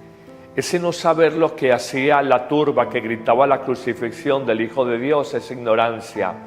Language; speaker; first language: Spanish; native; Spanish